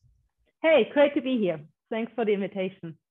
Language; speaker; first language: English; non-native, fluent; German